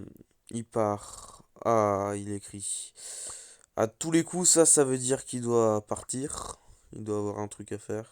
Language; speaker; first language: French; native; French